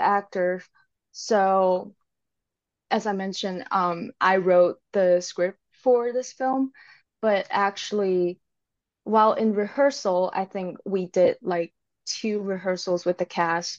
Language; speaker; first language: English; non-native, local second language; Cantonese